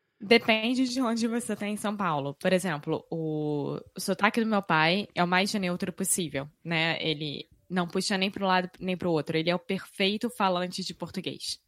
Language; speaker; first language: Portuguese; native; Portuguese